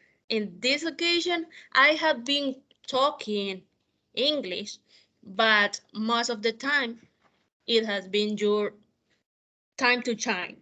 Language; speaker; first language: English; non-native, fluent; Spanish